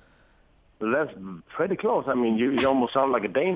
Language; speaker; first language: English; non-native, fluent; Danish